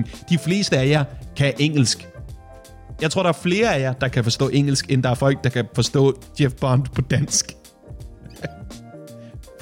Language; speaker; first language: Danish; native; Danish